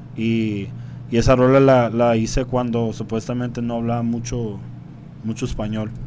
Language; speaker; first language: Spanish; early bilingual, heritage; Spanish